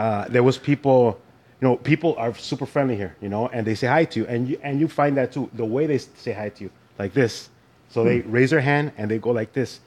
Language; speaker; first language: English; early bilingual, other home language; Spanish